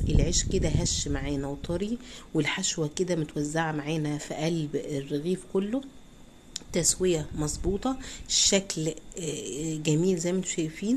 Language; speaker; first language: Arabic; native; Arabic